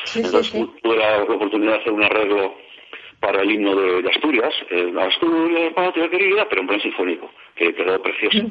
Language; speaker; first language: Spanish; native; Spanish